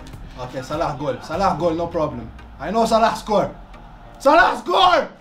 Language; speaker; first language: English; non-native, learner; Arabic